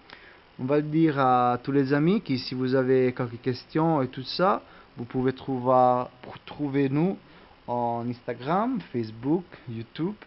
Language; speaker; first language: French; non-native, learner; Italian